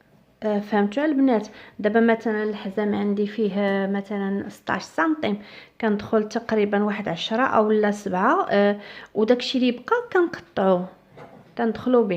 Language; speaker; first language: Arabic; native; Arabic